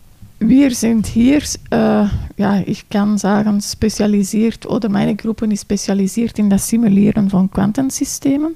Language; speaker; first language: German; non-native, fluent; Dutch